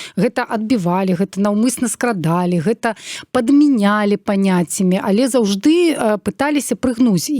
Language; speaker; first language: Belarusian; non-native, local second language; Russian